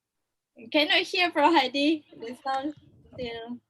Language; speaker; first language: English; non-native, local second language; Malay